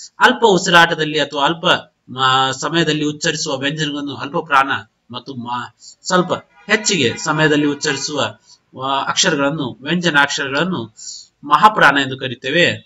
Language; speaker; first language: Kannada; non-native, local second language; Urdu